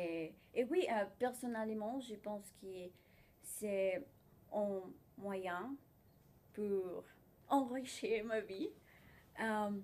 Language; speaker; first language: French; non-native, learner; Spanish